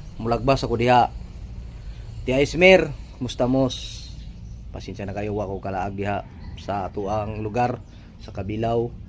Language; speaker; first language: Cebuano; native; Cebuano